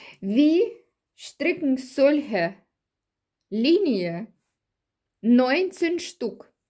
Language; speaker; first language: German; non-native, learner; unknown